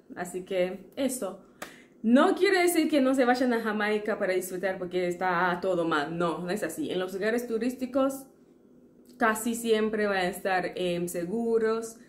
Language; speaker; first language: Spanish; non-native, fluent; English